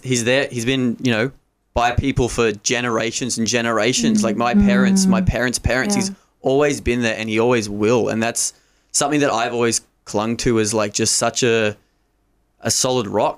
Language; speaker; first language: English; native; English